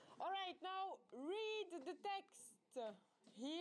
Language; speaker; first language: English; non-native, fluent; French